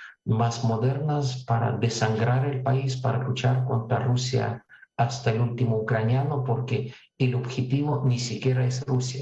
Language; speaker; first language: Spanish; non-native, fluent; Russian